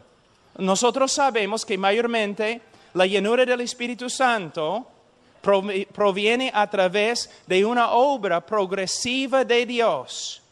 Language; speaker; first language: Spanish; non-native, fluent; English